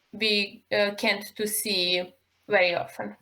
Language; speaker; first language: English; non-native, learner; Serbian